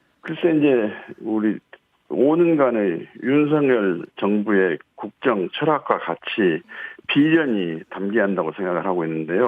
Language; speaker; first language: Korean; native; Korean